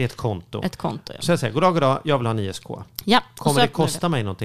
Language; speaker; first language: Swedish; native; Swedish